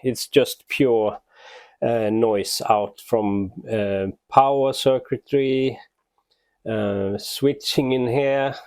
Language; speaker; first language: English; non-native, fluent; Norwegian